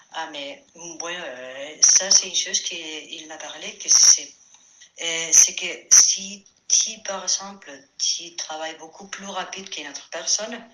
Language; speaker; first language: French; non-native, fluent; Spanish